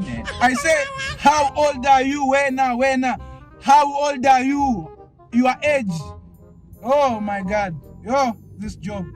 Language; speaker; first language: English; non-native, local second language; Swahili